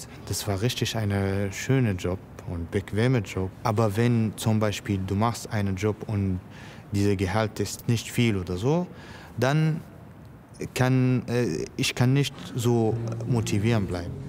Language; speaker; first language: German; non-native, learner; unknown